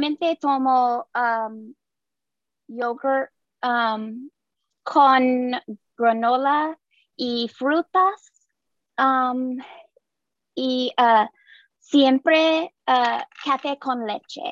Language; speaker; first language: Spanish; non-native, learner; English